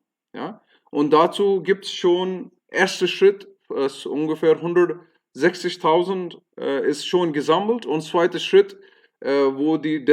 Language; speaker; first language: German; non-native, fluent; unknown